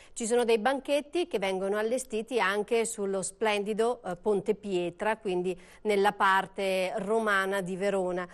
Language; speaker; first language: Italian; native; Italian